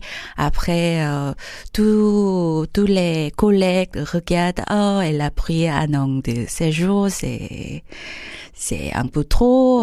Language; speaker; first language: French; non-native, fluent; Korean